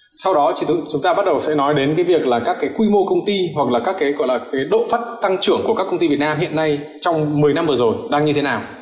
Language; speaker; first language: Vietnamese; early bilingual, heritage; Vietnamese